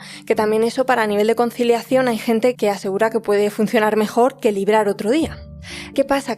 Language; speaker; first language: Spanish; native; Spanish